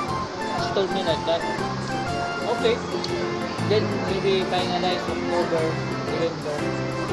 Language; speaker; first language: English; non-native, local second language; Filipino